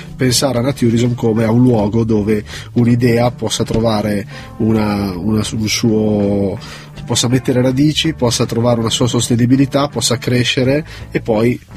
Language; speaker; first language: Italian; native; Italian